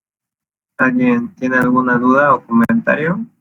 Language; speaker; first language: Spanish; native; Spanish